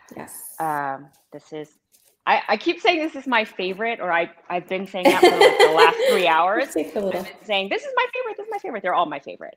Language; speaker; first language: English; native; English